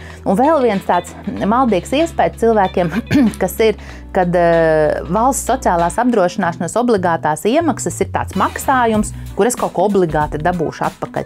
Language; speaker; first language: Latvian; native; Latvian